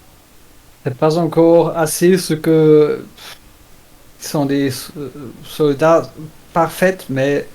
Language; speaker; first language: French; non-native, learner; German